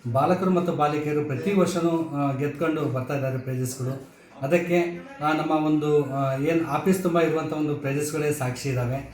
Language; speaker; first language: Kannada; native; Kannada